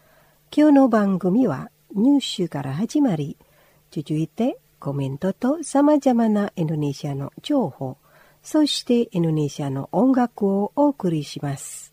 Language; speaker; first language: Japanese; non-native, fluent; Indonesian